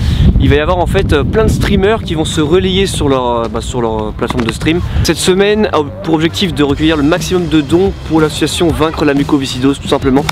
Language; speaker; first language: French; native; French